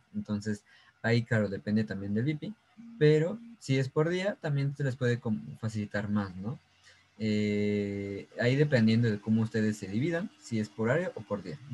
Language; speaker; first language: Spanish; native; Spanish